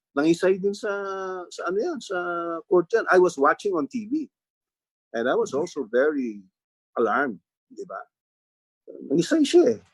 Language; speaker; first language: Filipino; native; Filipino